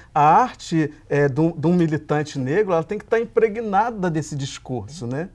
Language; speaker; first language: Portuguese; native; Portuguese